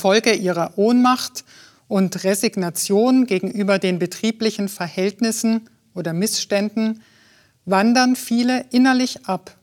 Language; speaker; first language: German; native; German